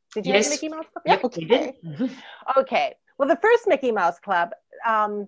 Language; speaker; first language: English; native; English